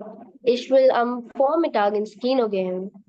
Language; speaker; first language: German; non-native, learner; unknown